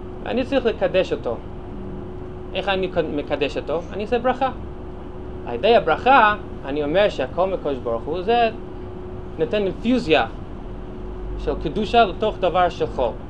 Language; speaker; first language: Hebrew; non-native, fluent; English